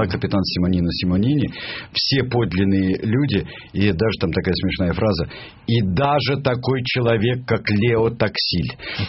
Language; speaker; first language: Russian; native; Russian